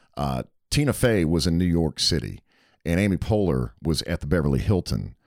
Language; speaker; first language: English; native; English